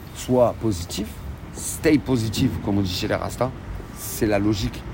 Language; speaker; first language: French; native; French